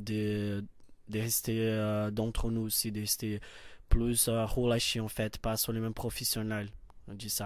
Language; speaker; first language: French; non-native, learner; Portuguese